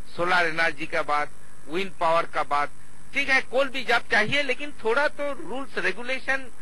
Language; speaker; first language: Hindi; non-native, local second language; Bangla